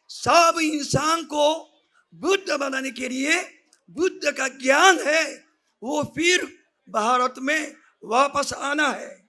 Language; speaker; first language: Hindi; non-native, fluent; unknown